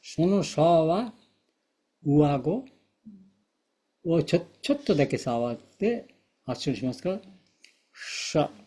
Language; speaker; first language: Japanese; non-native, fluent; Bangla